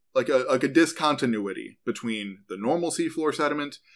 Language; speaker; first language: English; native; English